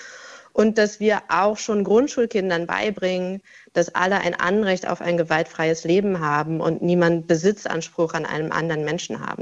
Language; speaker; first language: German; native; German